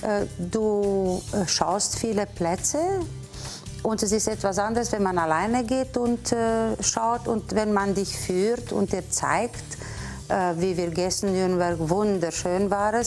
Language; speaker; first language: German; non-native, fluent; Romanian